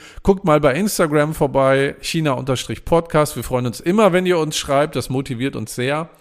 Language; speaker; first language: German; native; German